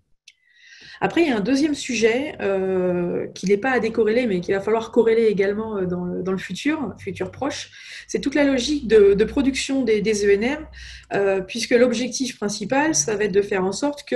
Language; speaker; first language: French; native; French